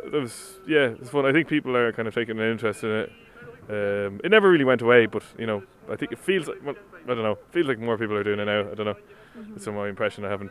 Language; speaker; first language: English; non-native, local second language; Irish